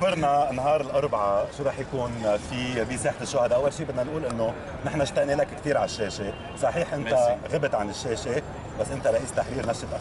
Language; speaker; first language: Arabic; native; Arabic